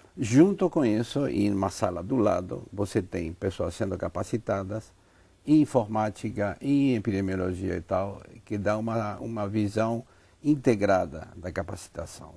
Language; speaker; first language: Portuguese; non-native, fluent; Spanish